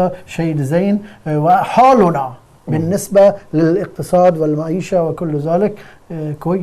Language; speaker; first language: Arabic; non-native, fluent; Persian